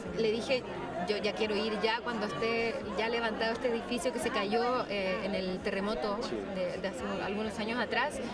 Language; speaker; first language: Spanish; native; Spanish